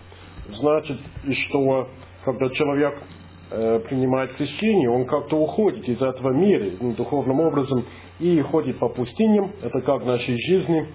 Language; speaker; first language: Russian; non-native, fluent; English